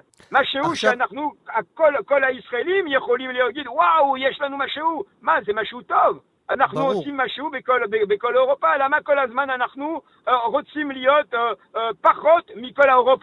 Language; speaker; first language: Hebrew; non-native, learner; French